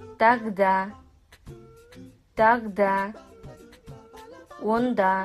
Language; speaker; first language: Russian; non-native, fluent; Kazakh